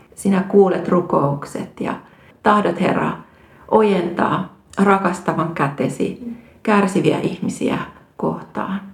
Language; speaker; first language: Finnish; native; Finnish